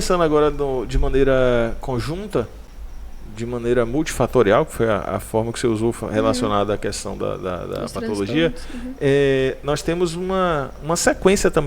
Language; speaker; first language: Portuguese; native; Portuguese